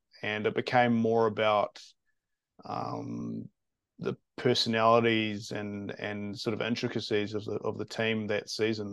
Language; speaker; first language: English; native; English